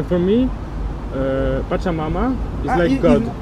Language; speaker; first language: English; non-native, learner; Polish